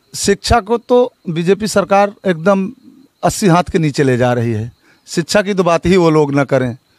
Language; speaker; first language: Hindi; native; Hindi